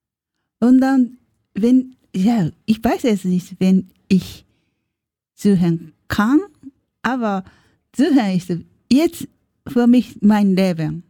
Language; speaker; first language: German; non-native, learner; Japanese